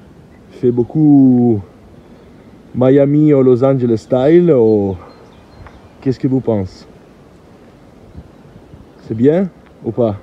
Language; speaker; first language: French; non-native, learner; Italian